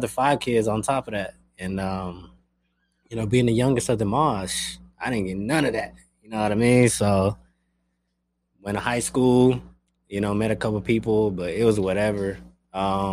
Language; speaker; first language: English; early bilingual, other home language; Spanish